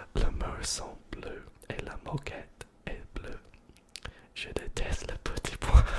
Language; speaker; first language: French; non-native, learner; English